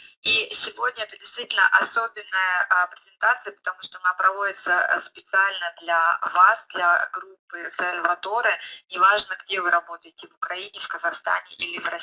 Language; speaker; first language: Russian; native; Russian